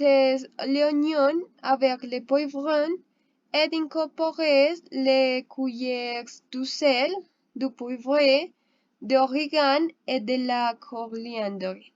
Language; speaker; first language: French; non-native, learner; Spanish